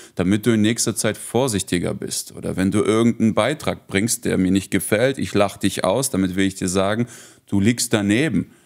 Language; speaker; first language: German; early bilingual, heritage; Russian